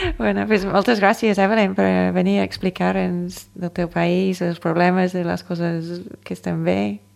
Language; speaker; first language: Catalan; non-native, fluent; English